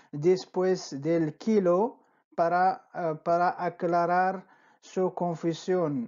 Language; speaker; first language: Spanish; non-native, fluent; Arabic